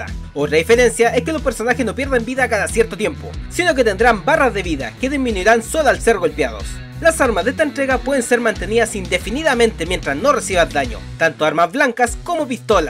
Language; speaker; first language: Spanish; native; Spanish